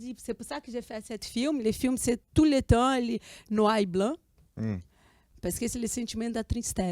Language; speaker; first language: French; non-native, fluent; Portuguese